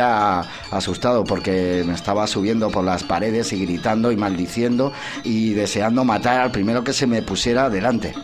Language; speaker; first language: Spanish; native; Spanish